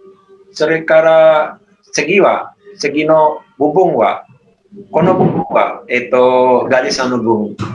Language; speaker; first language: Japanese; non-native, fluent; Indonesian